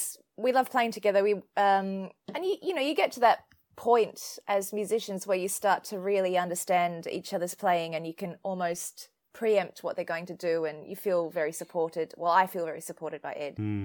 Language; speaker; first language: English; native; English